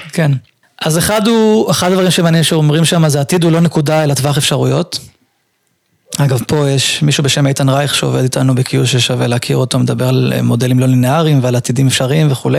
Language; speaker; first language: Hebrew; native; Hebrew